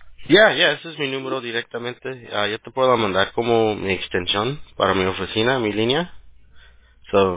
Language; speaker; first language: Spanish; early bilingual, heritage; Spanish